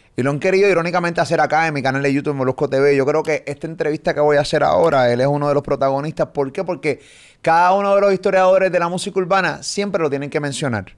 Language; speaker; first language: Spanish; native; Spanish